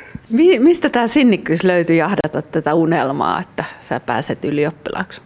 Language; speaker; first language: Finnish; native; Finnish